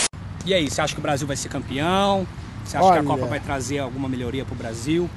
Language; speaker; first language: Portuguese; native; Portuguese